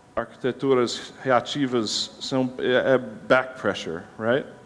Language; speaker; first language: Portuguese; non-native, learner; English